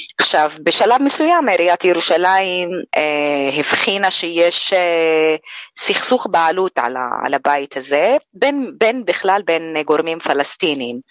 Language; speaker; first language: Hebrew; non-native, local second language; Arabic